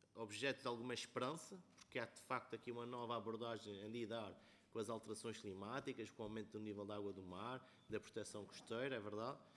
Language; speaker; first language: Portuguese; native; Portuguese